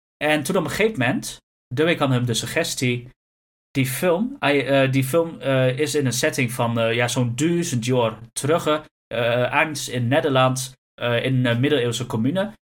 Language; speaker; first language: Dutch; native; Dutch